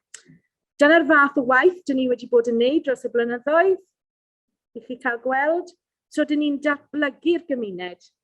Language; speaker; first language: Welsh; non-native, local second language; English